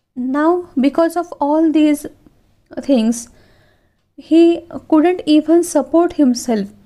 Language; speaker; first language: English; non-native, local second language; Marathi